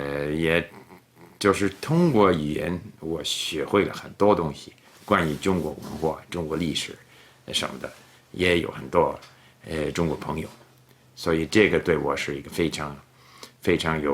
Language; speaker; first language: Chinese; non-native, fluent; English